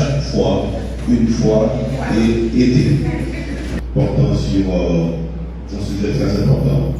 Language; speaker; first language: French; non-native, local second language; Haitian Creole